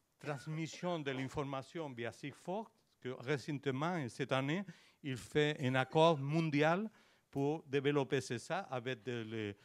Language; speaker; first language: French; non-native, learner; Spanish